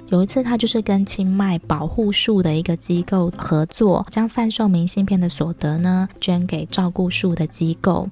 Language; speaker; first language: Chinese; native; Chinese